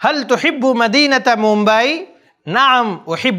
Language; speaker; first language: Arabic; non-native, fluent; Urdu